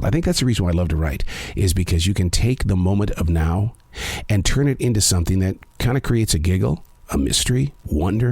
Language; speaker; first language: English; native; English